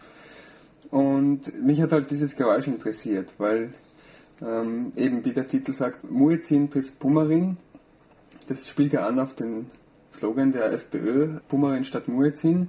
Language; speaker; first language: German; native; German